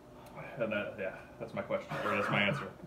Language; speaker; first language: English; native; English